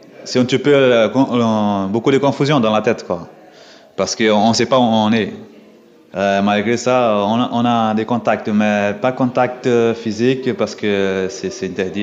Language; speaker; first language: French; non-native, learner; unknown